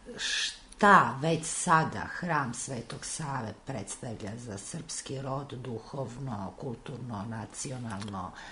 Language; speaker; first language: Serbian; native; Serbian